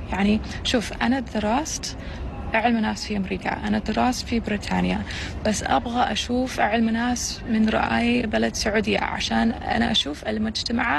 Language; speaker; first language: Arabic; non-native, learner; English